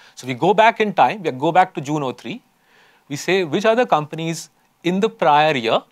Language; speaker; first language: English; non-native, local second language; Hindi